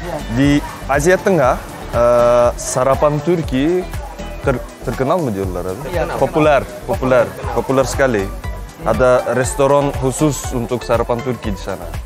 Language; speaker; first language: Indonesian; non-native, fluent; Turkish